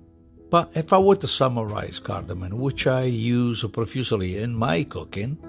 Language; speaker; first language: English; non-native, fluent; Italian